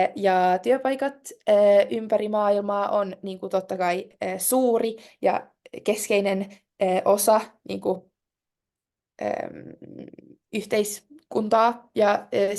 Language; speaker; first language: Finnish; non-native, local second language; Swedish